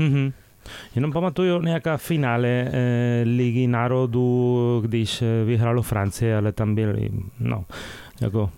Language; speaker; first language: Czech; non-native, fluent; Spanish